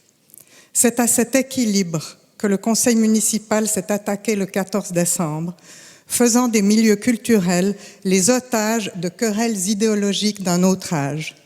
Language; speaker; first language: French; native; French